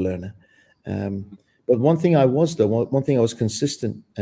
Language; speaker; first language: English; non-native, fluent; Persian